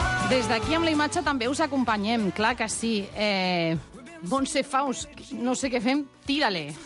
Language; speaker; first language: Catalan; non-native, local second language; Spanish